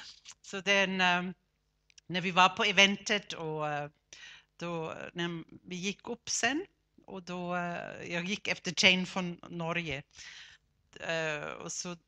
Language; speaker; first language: Swedish; non-native, fluent; German